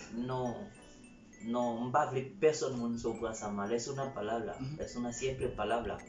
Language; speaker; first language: Spanish; non-native, learner; Haitian Creole